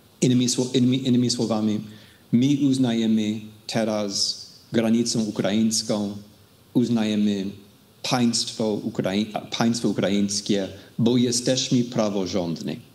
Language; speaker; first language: Polish; non-native, fluent; English